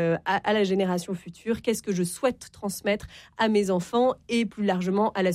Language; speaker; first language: French; native; French